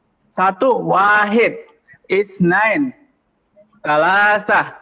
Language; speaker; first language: Arabic; non-native, learner; Indonesian